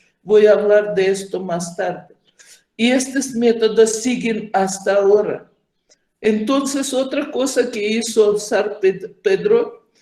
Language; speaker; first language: Spanish; non-native, fluent; Ukrainian